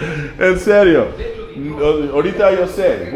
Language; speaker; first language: Spanish; non-native, learner; English